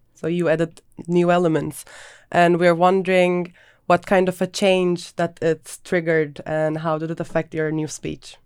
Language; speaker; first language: English; non-native, fluent; Turkish